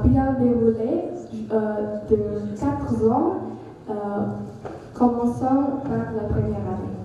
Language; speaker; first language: French; non-native, learner; Indonesian